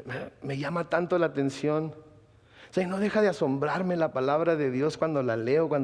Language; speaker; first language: Spanish; native; Spanish